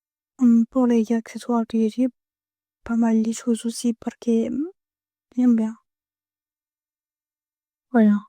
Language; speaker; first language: French; non-native, learner; Spanish